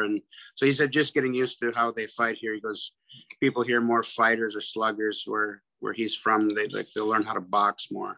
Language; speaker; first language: English; native; English